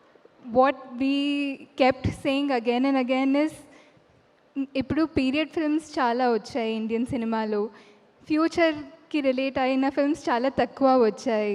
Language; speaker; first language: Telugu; non-native, fluent; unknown